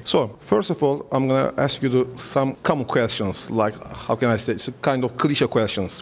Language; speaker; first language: English; non-native, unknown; Turkish